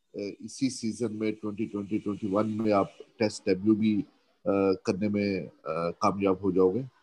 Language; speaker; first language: Urdu; native; Urdu